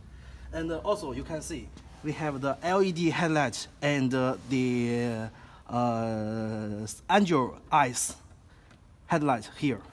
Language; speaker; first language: English; non-native, learner; Chinese